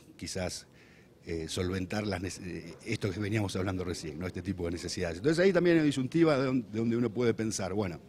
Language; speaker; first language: Spanish; native; Spanish